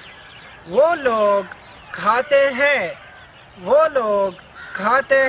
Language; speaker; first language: Hindi; non-native, fluent; Arabic